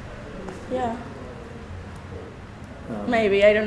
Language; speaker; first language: English; non-native, learner; Spanish